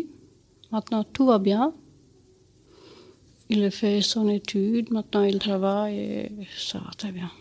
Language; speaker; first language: French; non-native, learner; Albanian